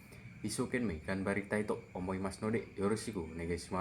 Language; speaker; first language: Japanese; non-native, learner; Indonesian